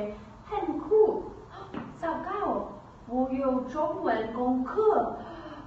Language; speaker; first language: Chinese; non-native, learner; English